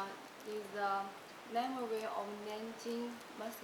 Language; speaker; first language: English; non-native, learner; Chinese